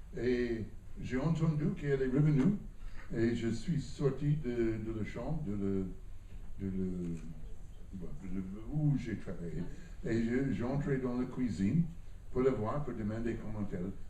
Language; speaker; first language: French; non-native, learner; English